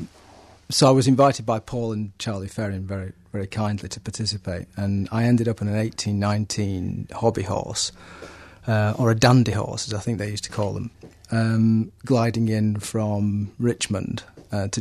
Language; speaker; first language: English; native; English